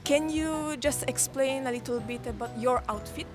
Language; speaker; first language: English; non-native, fluent; French